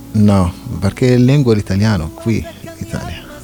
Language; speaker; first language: Italian; non-native, learner; Arabic